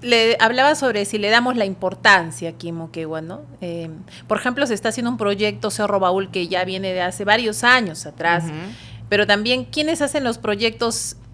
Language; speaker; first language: Spanish; native; Spanish